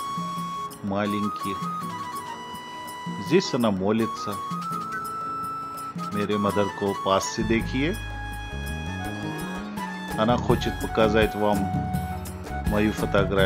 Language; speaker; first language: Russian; non-native, fluent; Hindi